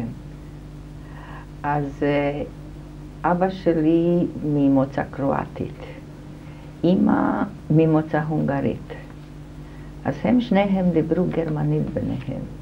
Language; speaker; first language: Hebrew; non-native, fluent; German